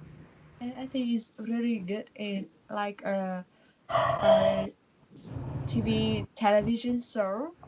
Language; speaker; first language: English; non-native, learner; Vietnamese